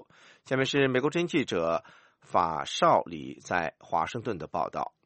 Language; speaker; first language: Chinese; native; Chinese